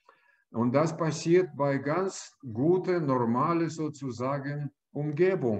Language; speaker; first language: German; non-native, fluent; Russian